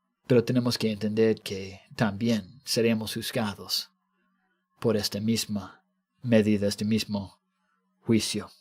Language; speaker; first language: Spanish; non-native, fluent; English